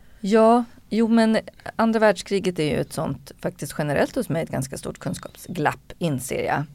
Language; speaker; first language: Swedish; native; Swedish